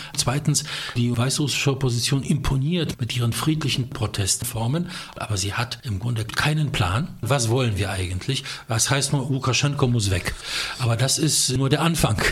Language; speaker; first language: German; non-native, fluent; Polish